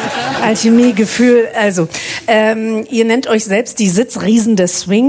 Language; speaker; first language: German; native; German